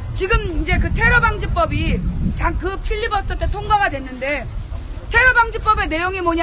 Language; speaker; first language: Korean; native; Korean